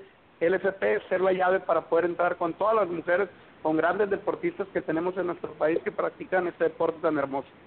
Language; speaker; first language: Spanish; native; Spanish